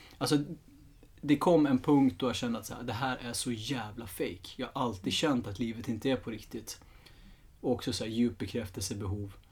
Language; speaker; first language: Swedish; early bilingual, other home language; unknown